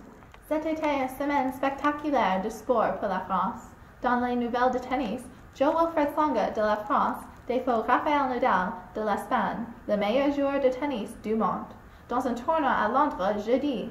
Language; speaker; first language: French; non-native, learner; English